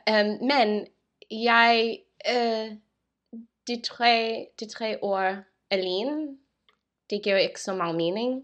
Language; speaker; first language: Danish; non-native, learner; English